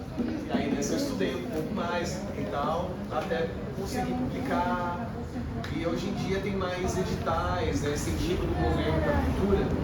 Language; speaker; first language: Portuguese; native; Portuguese